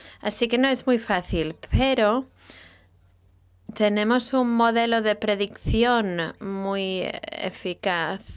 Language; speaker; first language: Spanish; non-native, fluent; Italian